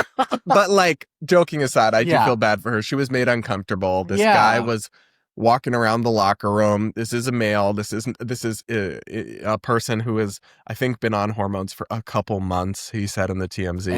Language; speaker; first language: English; native; English